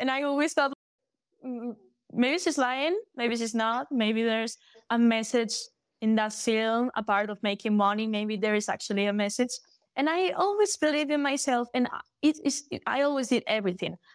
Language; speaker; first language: English; non-native, fluent; Galician